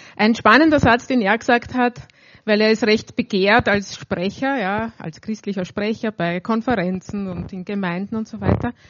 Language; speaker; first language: German; native; German